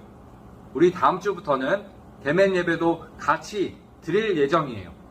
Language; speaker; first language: Korean; native; Korean